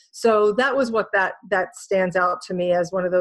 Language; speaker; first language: English; native; English